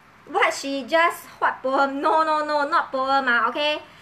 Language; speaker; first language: English; non-native, local second language; Min Nan Chinese